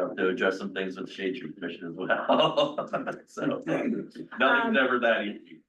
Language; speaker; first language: English; native; English